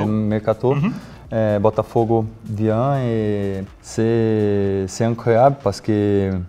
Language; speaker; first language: French; non-native, learner; Portuguese